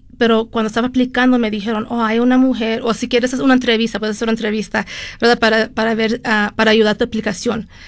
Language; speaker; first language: Spanish; early bilingual, heritage; Spanish